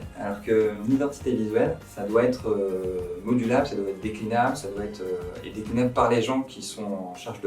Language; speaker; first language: French; native; French